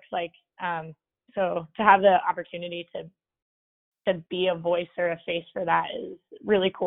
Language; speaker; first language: English; native; English